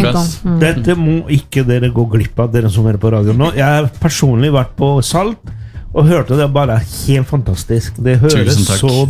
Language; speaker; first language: Norwegian; non-native, fluent; Spanish